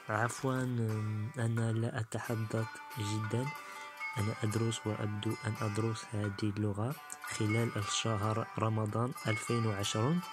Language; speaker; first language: Arabic; non-native, learner; Tachelhit